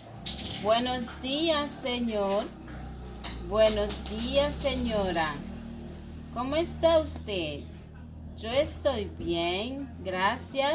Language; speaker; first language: Spanish; non-native, fluent; French